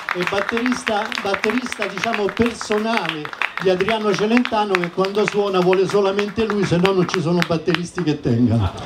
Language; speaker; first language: Italian; native; Italian